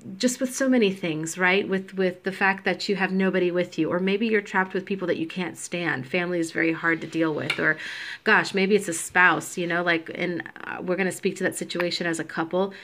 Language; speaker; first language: English; native; English